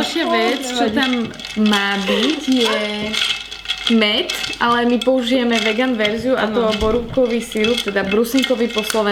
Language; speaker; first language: Slovak; native; Slovak